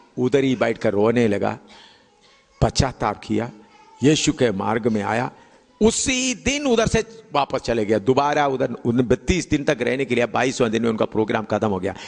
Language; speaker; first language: Hindi; non-native, local second language; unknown